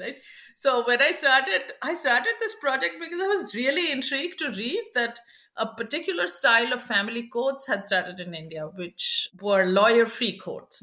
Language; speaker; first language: English; non-native, local second language; Bangla